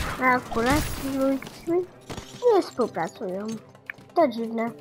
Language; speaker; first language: Polish; early bilingual, heritage; Polish